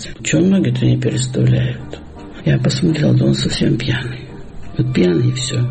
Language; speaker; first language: Russian; native; Russian